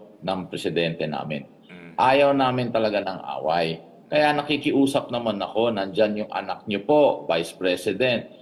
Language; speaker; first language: Filipino; non-native, local second language; Waray